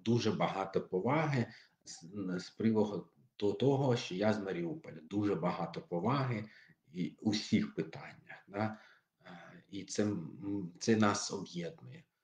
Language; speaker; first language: Ukrainian; non-native, local second language; Russian